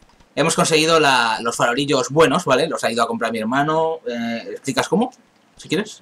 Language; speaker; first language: Spanish; native; Spanish